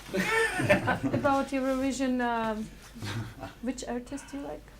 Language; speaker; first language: English; non-native, learner; Russian